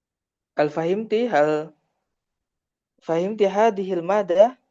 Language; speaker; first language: Arabic; non-native, fluent; Indonesian